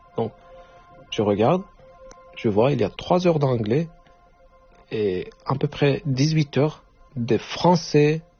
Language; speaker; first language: French; non-native, learner; Turkish